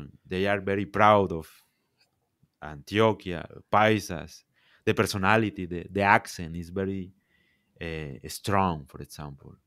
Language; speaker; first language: English; non-native, learner; Spanish